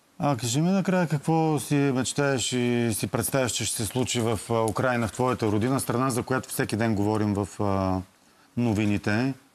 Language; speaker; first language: Bulgarian; native; Bulgarian